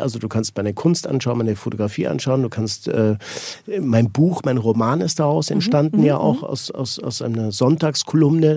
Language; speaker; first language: German; native; German